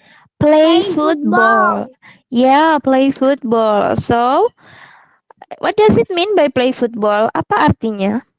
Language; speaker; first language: English; non-native, fluent; Indonesian